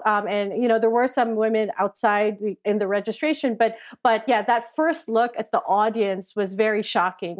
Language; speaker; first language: English; non-native, local second language; Filipino